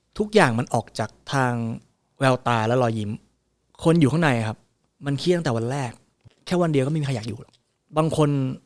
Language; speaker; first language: Thai; native; Thai